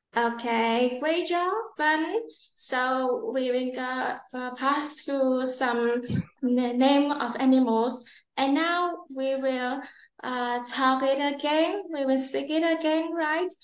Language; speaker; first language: English; non-native, learner; Vietnamese